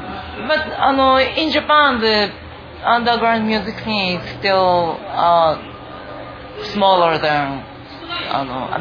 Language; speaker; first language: English; non-native, fluent; Japanese